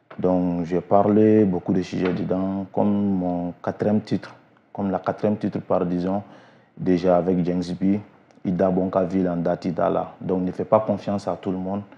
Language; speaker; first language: French; non-native, local second language; Bambara